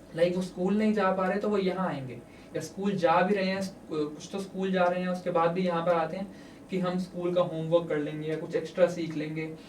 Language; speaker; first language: Hindi; native; Hindi